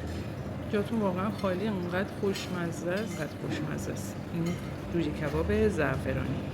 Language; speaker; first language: Persian; native; Persian